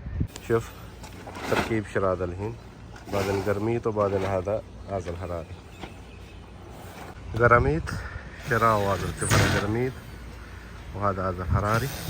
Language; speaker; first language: Arabic; non-native, learner; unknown